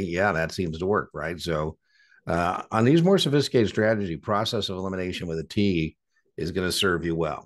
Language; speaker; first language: English; native; English